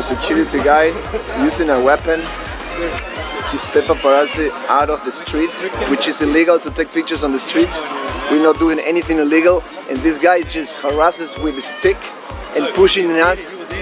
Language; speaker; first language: English; non-native, fluent; Spanish